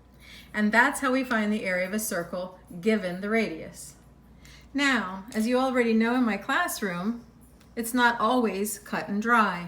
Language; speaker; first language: English; native; English